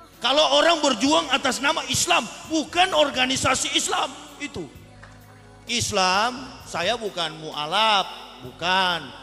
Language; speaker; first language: Indonesian; native; Indonesian